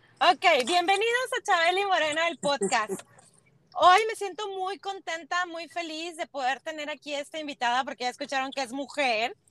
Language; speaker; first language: Spanish; native; Spanish